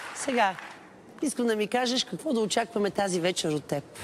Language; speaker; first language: Bulgarian; native; Bulgarian